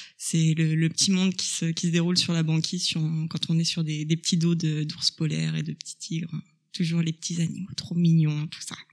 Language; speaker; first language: French; native; French